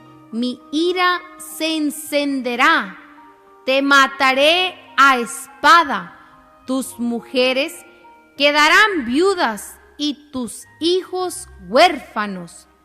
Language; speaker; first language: Spanish; native; Spanish